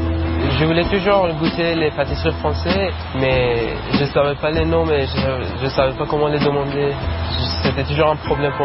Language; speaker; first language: French; non-native, learner; Persian